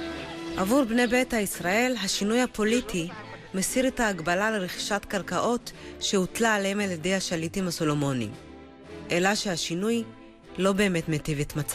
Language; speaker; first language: Hebrew; native; Hebrew